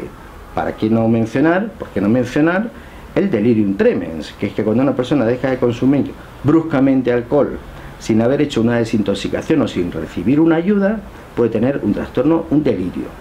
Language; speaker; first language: Spanish; native; Spanish